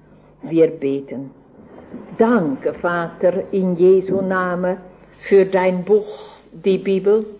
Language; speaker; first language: German; non-native, fluent; Dutch